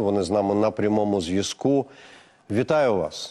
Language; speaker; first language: Ukrainian; native; Ukrainian